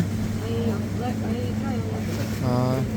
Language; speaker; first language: English; non-native, learner; Russian